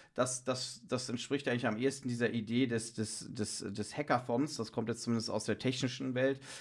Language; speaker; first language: German; native; German